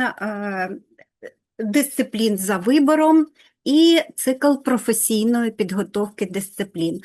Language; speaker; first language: Ukrainian; non-native, local second language; Russian